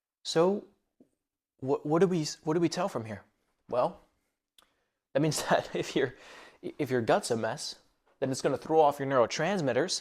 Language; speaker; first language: English; native; English